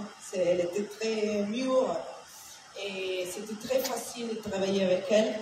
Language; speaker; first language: French; non-native, learner; Italian